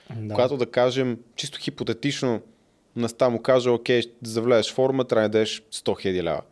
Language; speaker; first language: Bulgarian; native; Bulgarian